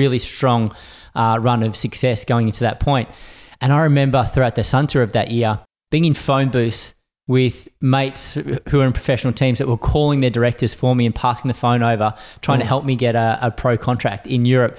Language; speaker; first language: English; native; English